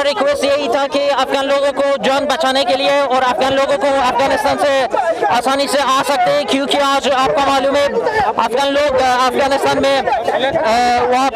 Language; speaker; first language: Hindi; non-native, fluent; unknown